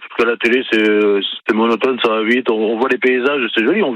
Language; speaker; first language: French; native; French